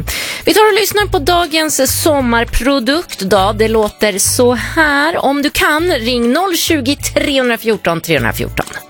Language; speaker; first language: Swedish; native; Swedish